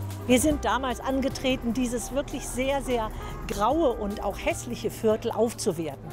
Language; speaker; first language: German; native; German